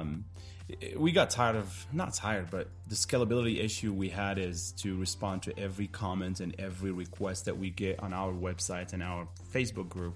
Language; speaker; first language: English; non-native, fluent; Arabic